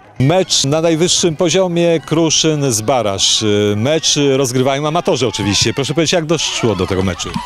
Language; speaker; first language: Polish; native; Polish